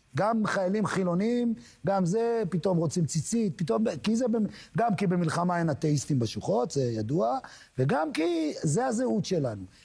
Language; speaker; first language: Hebrew; native; Hebrew